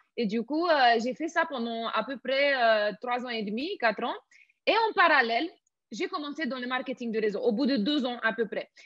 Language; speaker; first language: French; non-native, fluent; Romanian